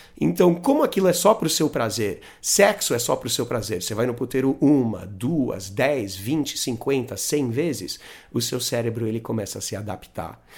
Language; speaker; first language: Portuguese; non-native, fluent; English